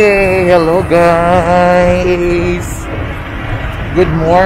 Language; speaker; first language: English; non-native, local second language; Filipino